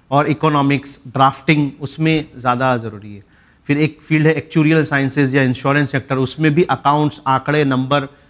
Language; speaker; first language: Hindi; native; Hindi